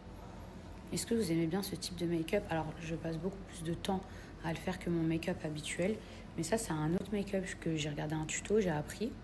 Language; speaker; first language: French; native; French